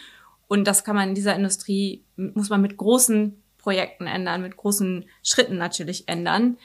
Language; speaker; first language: German; native; German